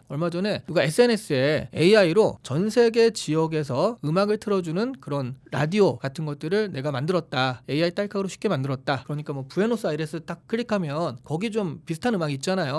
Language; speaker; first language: Korean; native; Korean